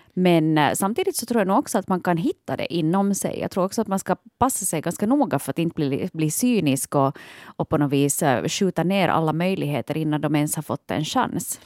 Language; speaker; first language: Swedish; native; Swedish